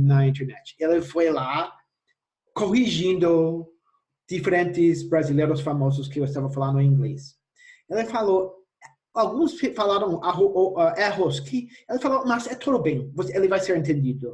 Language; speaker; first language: Portuguese; non-native, fluent; English